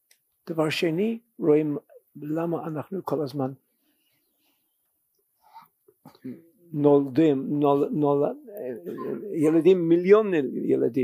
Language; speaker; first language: Hebrew; non-native, fluent; English